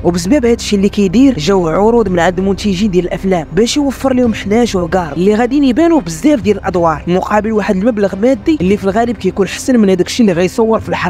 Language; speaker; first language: Arabic; native; Arabic